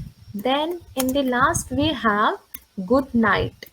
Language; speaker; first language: English; non-native, local second language; Hindi